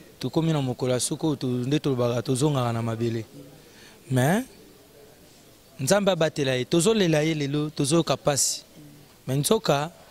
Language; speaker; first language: Lingala; native; Lingala